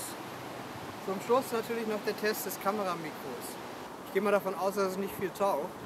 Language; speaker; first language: German; native; German